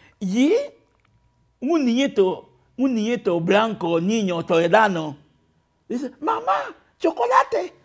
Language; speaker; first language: Spanish; non-native, local second language; Fang